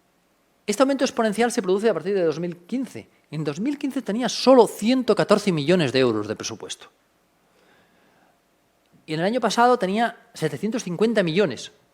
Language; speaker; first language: Spanish; native; Spanish